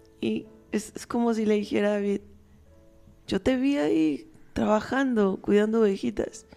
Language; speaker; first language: Spanish; native; Spanish